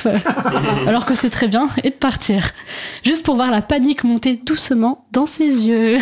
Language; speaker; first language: French; native; French